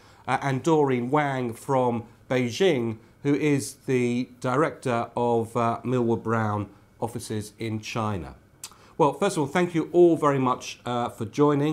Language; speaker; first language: English; native; English